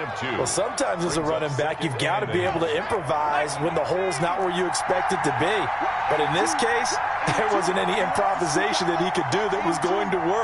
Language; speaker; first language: English; native; English